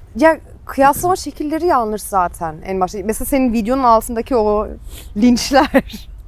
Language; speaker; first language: Turkish; early bilingual, heritage; Turkish